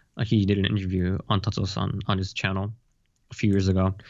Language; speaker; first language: English; early bilingual, heritage; Japanese